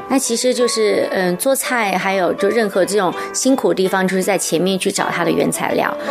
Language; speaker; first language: Chinese; native; Chinese